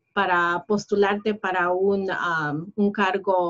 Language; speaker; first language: Spanish; early bilingual, heritage; Spanish